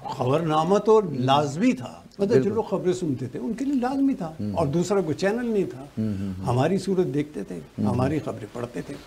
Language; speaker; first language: Urdu; native; Urdu